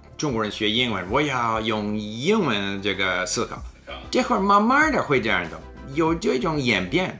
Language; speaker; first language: Cantonese; non-native, learner; English